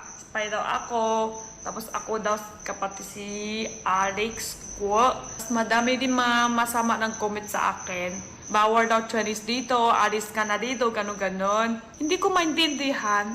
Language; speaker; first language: Filipino; non-native, learner; Chinese